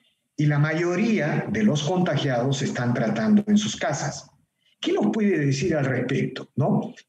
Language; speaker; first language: Spanish; native; Spanish